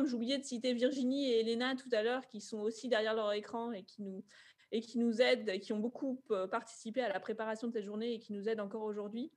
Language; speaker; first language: French; native; French